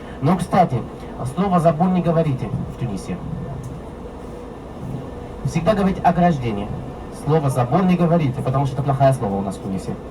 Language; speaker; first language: Russian; non-native, learner; Arabic